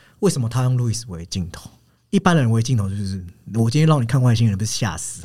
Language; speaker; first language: Chinese; native; Chinese